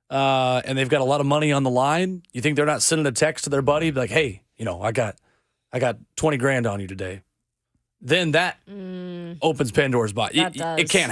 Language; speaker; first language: English; native; English